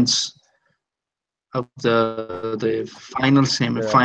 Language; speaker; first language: English; non-native, learner; Spanish